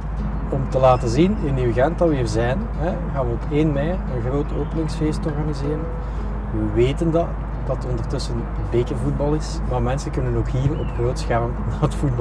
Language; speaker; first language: Dutch; native; Dutch